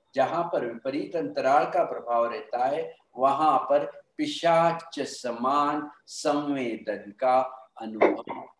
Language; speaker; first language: Hindi; non-native, local second language; Marathi